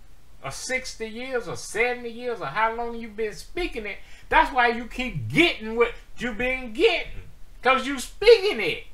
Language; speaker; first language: English; native; English